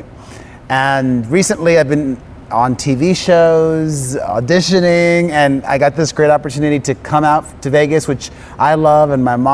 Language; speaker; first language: English; native; English